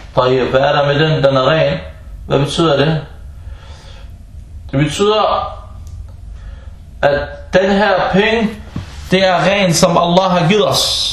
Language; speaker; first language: Danish; early bilingual, other home language; Arabic